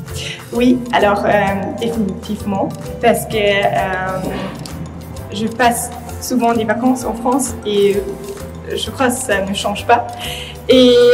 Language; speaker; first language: French; non-native, fluent; German